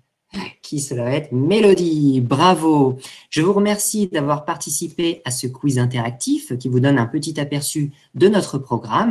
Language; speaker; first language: French; native; French